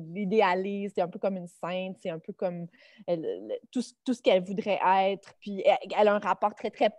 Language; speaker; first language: French; native; French